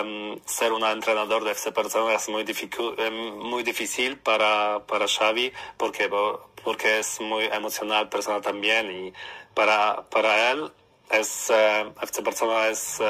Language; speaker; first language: Spanish; non-native, learner; Polish